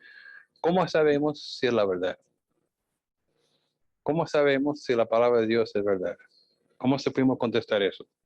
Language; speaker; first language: Spanish; non-native, fluent; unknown